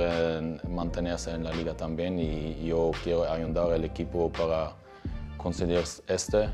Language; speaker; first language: Spanish; non-native, learner; Turkish